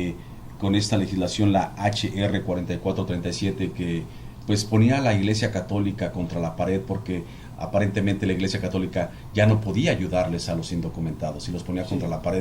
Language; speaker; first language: Spanish; native; Spanish